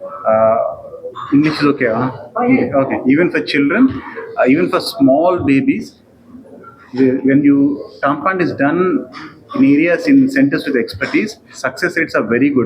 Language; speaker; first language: English; non-native, local second language; Telugu